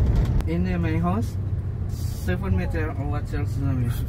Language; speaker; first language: English; non-native, learner; Indonesian